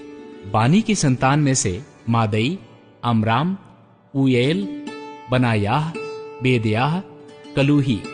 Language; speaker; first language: Hindi; native; Hindi